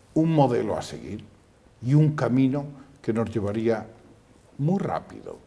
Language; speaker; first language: Spanish; native; Spanish